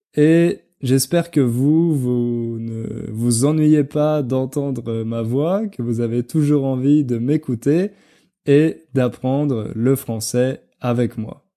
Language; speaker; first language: French; native; French